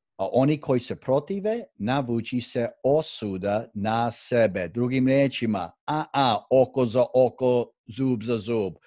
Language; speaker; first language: Croatian; early bilingual, heritage; Croatian